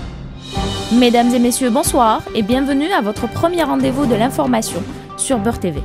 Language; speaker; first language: French; non-native, local second language; Arabic